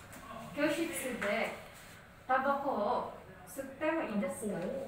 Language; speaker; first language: Japanese; non-native, learner; Filipino